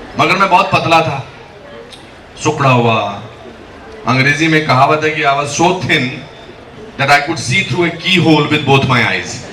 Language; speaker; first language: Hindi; native; Hindi